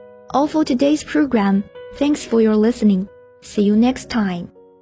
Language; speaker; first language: English; non-native, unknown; Chinese